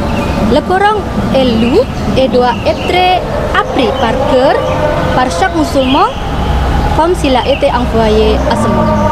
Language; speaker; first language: French; non-native, fluent; Indonesian